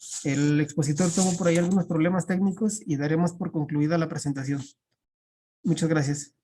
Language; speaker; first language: Spanish; native; Spanish